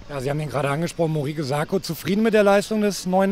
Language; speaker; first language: German; native; German